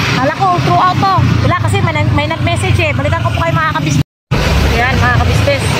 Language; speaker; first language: Filipino; non-native, local second language; Cebuano